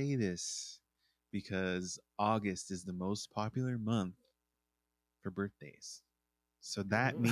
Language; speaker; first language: English; native; English